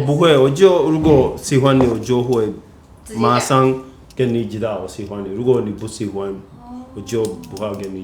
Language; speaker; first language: Chinese; non-native, fluent; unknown